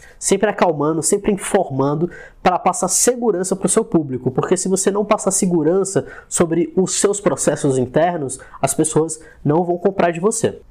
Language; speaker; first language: Portuguese; native; Portuguese